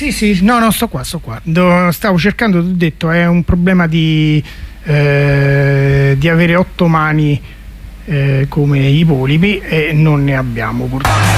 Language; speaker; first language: Italian; native; Italian